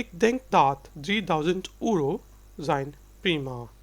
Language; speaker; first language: Dutch; non-native, fluent; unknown